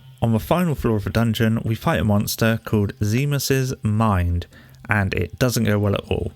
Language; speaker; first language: English; native; English